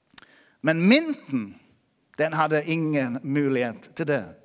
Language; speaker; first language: Norwegian; non-native, fluent; English